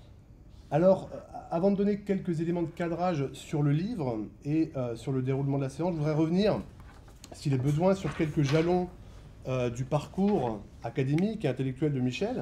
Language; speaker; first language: French; native; French